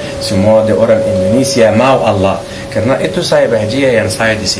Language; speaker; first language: Indonesian; non-native, learner; Arabic